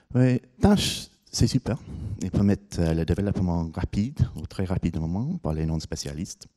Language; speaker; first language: French; non-native, fluent; English